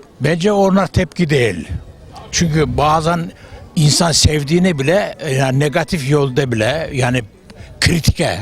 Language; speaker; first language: Turkish; early bilingual, heritage; Turkish